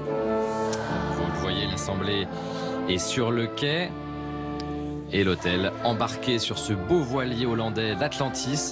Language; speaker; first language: French; native; French